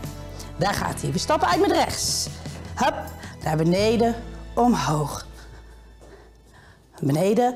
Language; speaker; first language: Dutch; native; Dutch